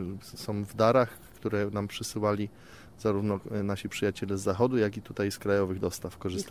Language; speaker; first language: Polish; native; Polish